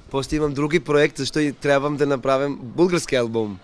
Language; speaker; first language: Bulgarian; non-native, learner; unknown